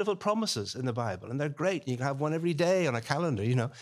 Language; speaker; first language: English; native; English